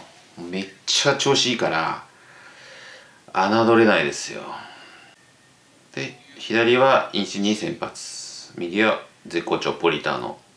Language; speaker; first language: Japanese; native; Japanese